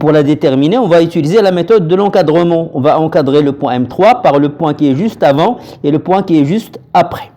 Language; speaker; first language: French; non-native, local second language; Arabic